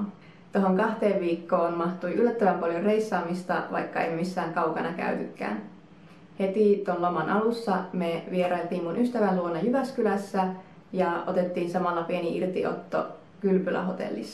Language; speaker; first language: Finnish; native; Finnish